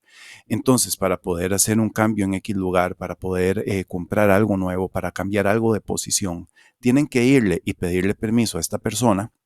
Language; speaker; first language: Spanish; native; Spanish